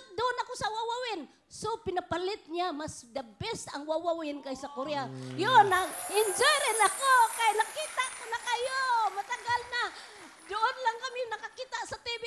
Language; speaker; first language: Filipino; non-native, local second language; Cebuano